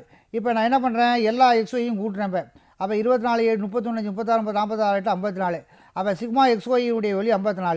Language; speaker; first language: Tamil; native; Tamil